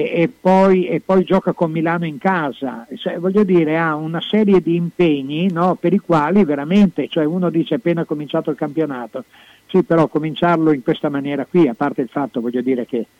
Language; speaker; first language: Italian; native; Italian